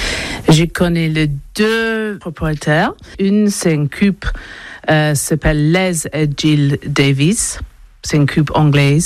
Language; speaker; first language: French; non-native, learner; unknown